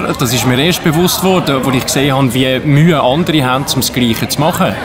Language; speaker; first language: German; native; German